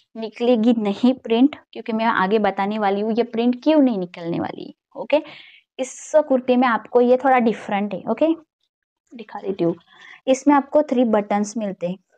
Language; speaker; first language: Hindi; non-native, local second language; Marathi